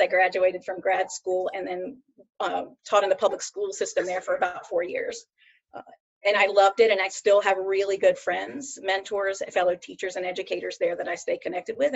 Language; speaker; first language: English; native; English